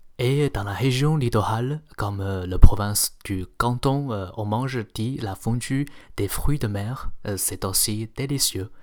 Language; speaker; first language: French; non-native, fluent; Chinese